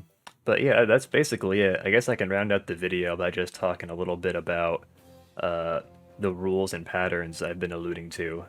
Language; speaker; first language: English; native; English